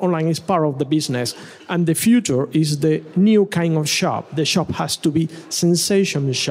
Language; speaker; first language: English; non-native, learner; Spanish